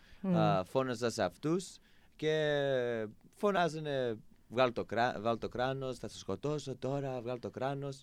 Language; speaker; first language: Greek; non-native, fluent; English